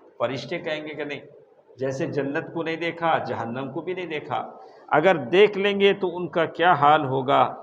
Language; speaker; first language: Urdu; native; Urdu